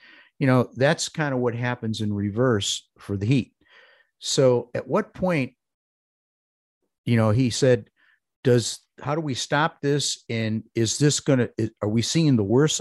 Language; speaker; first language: English; native; English